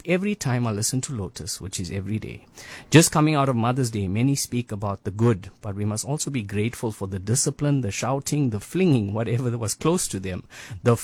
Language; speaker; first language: English; native; English